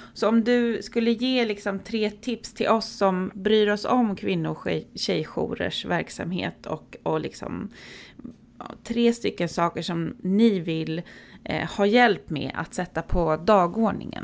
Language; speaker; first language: Swedish; native; Swedish